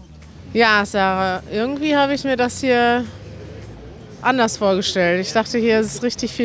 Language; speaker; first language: German; native; German